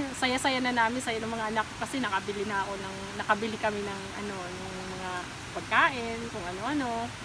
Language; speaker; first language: Filipino; non-native, local second language; Waray